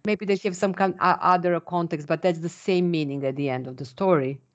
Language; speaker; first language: English; non-native, fluent; Serbian